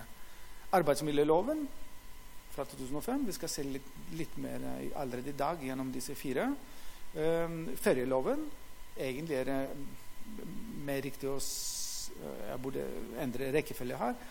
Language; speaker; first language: Norwegian; non-native, fluent; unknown